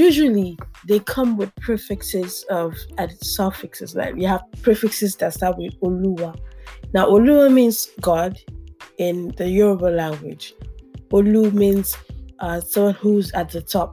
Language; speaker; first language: English; non-native, local second language; Yoruba